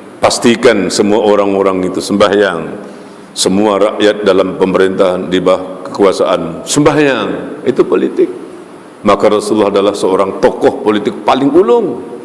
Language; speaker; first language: Malay; native; Malay